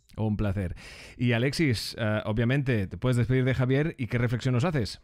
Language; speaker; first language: Spanish; native; Spanish